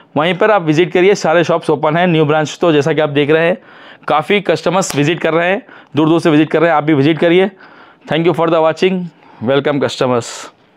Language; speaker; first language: Hindi; non-native, local second language; Urdu